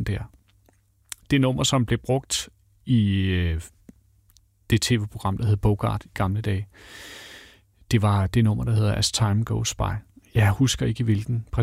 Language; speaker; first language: Danish; native; Danish